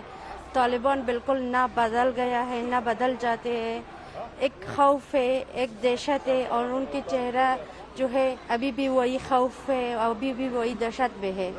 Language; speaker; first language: Hindi; non-native, fluent; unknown